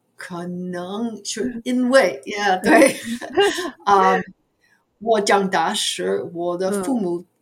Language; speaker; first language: Chinese; non-native, fluent; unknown